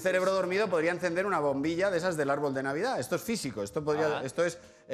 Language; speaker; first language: Spanish; native; Spanish